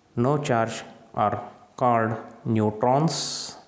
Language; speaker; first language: English; non-native, local second language; Kannada